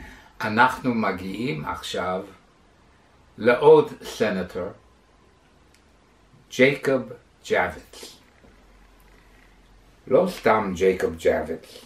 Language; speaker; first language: Hebrew; non-native, fluent; English